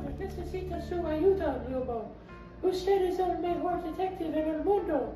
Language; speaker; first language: Spanish; non-native, learner; English